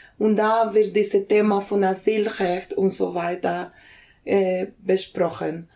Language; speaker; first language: German; non-native, fluent; Spanish